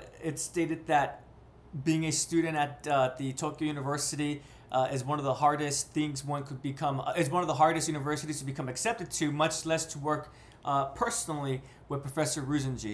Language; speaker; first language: English; native; English